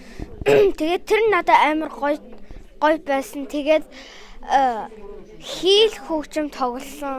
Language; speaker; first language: Mongolian; early bilingual, heritage; Mongolian